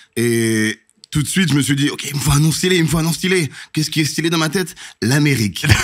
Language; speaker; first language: French; native; French